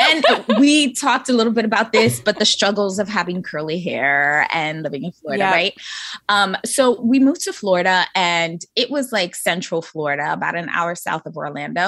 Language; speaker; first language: English; native; English